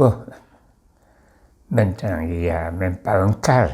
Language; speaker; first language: French; non-native, local second language; Basque